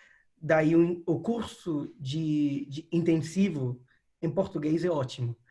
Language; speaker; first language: Portuguese; non-native, fluent; English